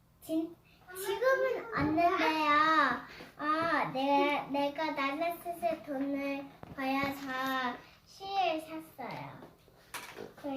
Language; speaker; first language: Korean; early bilingual, heritage; Korean